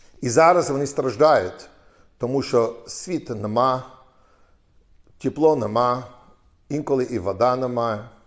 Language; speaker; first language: Ukrainian; non-native, fluent; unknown